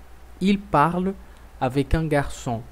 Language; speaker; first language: French; non-native, fluent; Portuguese